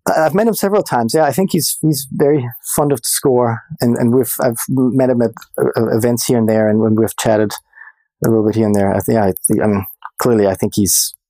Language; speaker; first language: English; non-native, fluent; German